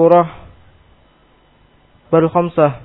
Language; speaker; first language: Arabic; non-native, learner; Indonesian